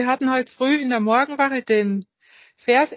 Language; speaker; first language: German; non-native, learner; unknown